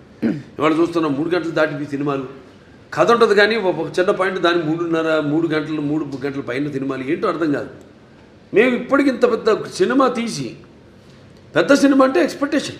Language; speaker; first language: Telugu; native; Telugu